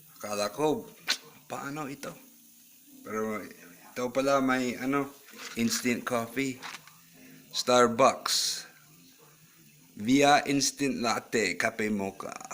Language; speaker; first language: Filipino; non-native, learner; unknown